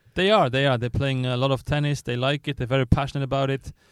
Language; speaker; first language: English; non-native, fluent; Luxembourgish